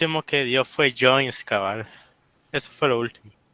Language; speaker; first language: Spanish; native; Spanish